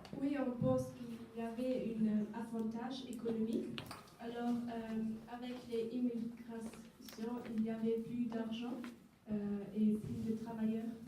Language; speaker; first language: French; non-native, learner; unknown